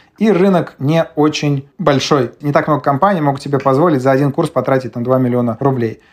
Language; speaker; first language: Russian; native; Russian